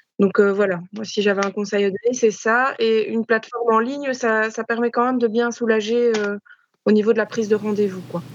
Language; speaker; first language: French; native; French